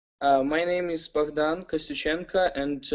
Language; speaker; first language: English; non-native, learner; Ukrainian